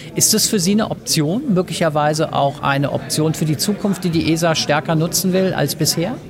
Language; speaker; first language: German; native; German